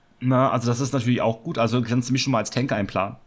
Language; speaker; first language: German; native; German